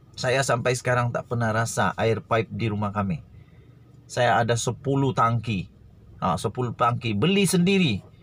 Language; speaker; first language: Malay; native; Malay